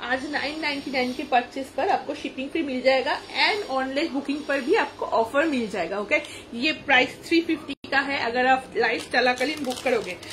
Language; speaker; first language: Hindi; non-native, local second language; Bangla